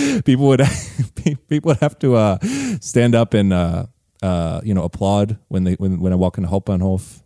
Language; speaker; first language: English; native; English